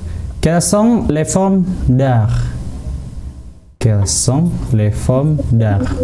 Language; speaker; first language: French; non-native, fluent; Indonesian